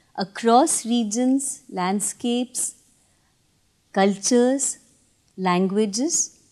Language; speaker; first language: English; non-native, local second language; Tamil